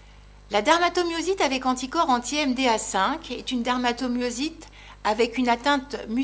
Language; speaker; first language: French; native; French